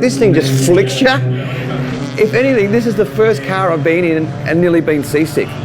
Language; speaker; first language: English; native; English